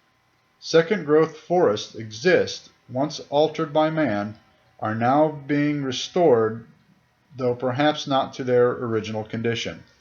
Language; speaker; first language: English; native; English